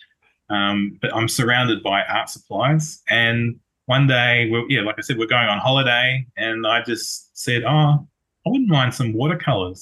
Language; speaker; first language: English; native; English